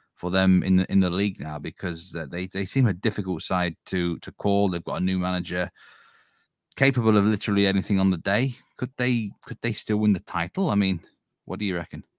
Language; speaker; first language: English; native; English